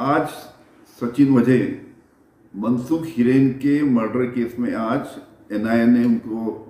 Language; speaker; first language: Hindi; non-native, local second language; Marathi